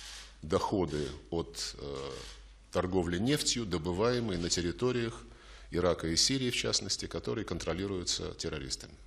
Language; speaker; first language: Russian; native; Russian